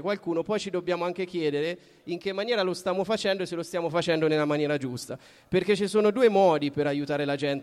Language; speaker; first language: Italian; native; Italian